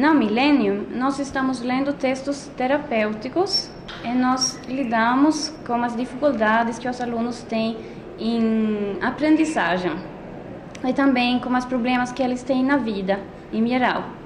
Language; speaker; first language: Portuguese; non-native, fluent; Swedish